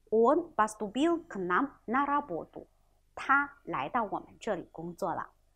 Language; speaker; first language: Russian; non-native, fluent; Chinese